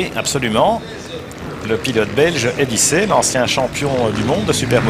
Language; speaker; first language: French; native; French